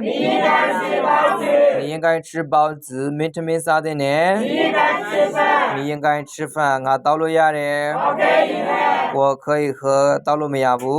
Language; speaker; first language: Chinese; non-native, fluent; Burmese